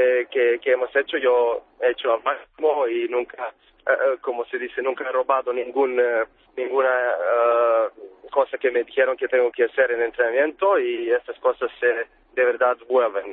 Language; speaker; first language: Spanish; non-native, fluent; Serbian